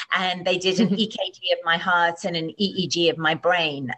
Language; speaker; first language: English; native; English